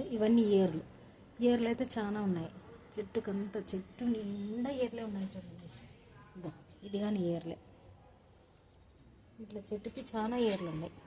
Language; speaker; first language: Telugu; native; Telugu